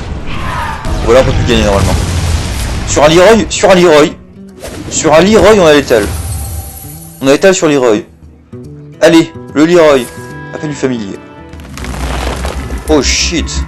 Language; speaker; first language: French; native; French